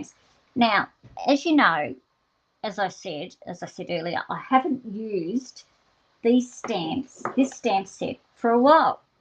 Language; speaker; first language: English; native; English